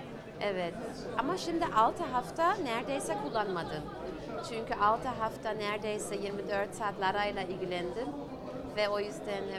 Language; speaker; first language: Turkish; early bilingual, heritage; German